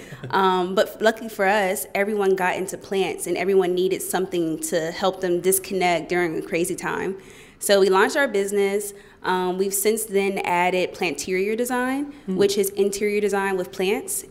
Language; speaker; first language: English; native; English